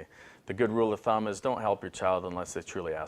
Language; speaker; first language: English; native; English